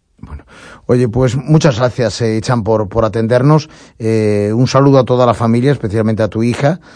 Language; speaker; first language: Spanish; native; Spanish